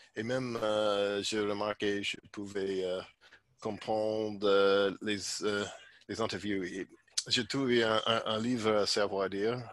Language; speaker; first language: French; non-native, learner; English